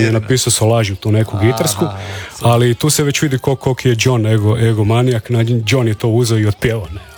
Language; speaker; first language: Serbian; native; Serbian